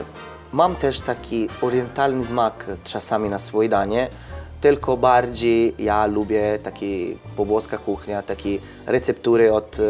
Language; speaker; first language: Polish; non-native, learner; Italian